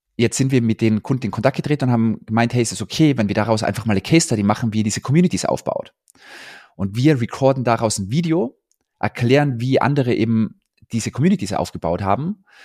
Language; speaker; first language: German; native; German